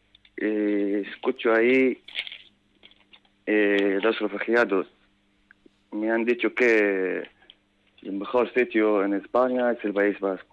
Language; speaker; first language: Spanish; non-native, learner; Arabic